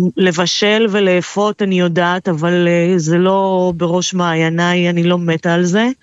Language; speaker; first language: Hebrew; early bilingual, other home language; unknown